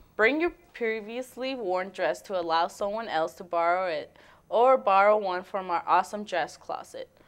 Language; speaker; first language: English; early bilingual, other home language; Spanish